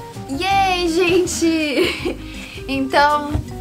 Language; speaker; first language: Portuguese; early bilingual, heritage; Portuguese